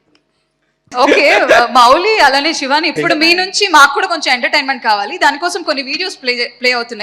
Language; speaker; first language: Telugu; native; Telugu